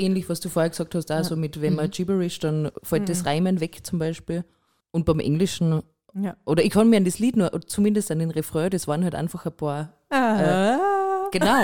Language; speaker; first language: German; native; German